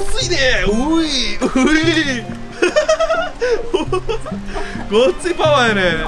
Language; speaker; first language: Japanese; native; Japanese